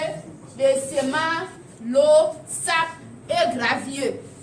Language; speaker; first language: French; non-native, learner; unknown